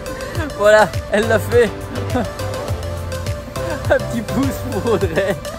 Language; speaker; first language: French; native; French